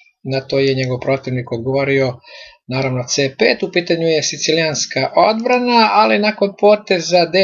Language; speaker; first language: Serbian; native; Serbian